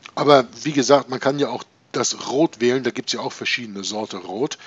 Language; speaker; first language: German; native; German